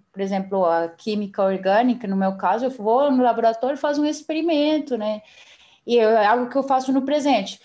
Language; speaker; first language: Portuguese; non-native, fluent; Spanish